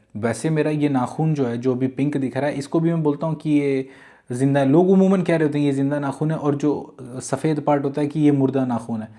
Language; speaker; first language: Urdu; native; Urdu